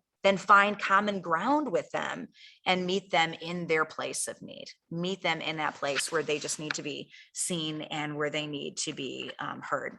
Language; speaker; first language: English; native; English